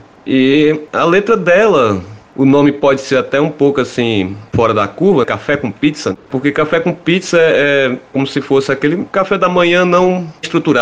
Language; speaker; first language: Portuguese; native; Portuguese